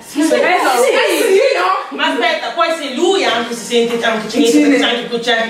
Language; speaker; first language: Italian; early bilingual, other home language; English